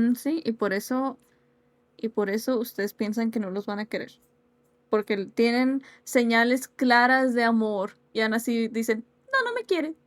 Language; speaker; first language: Spanish; early bilingual, heritage; Spanish